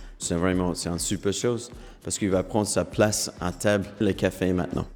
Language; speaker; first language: French; non-native, fluent; English